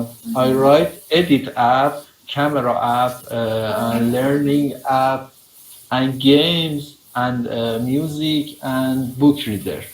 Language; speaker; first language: English; non-native, learner; Persian